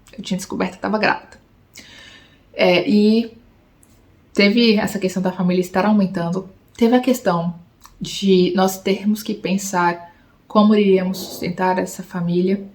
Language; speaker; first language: Portuguese; native; Portuguese